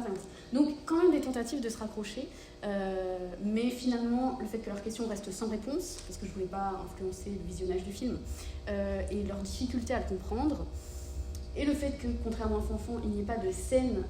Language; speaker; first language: French; native; French